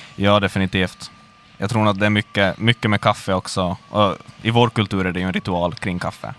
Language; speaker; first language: Swedish; native; Swedish